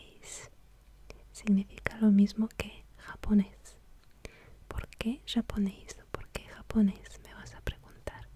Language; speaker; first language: Spanish; non-native, fluent; Russian